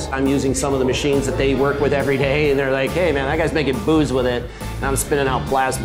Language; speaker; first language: English; native; English